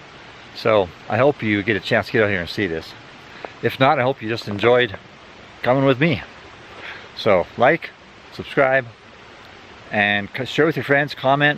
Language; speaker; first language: English; native; English